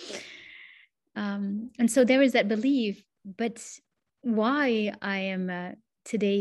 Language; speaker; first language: English; non-native, fluent; Arabic